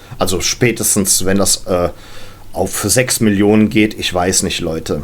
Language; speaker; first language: German; native; German